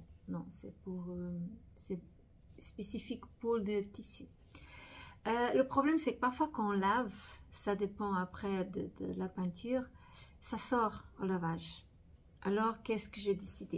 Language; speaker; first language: French; non-native, fluent; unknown